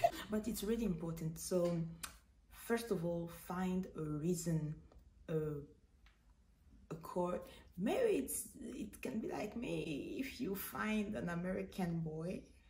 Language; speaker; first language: English; non-native, fluent; French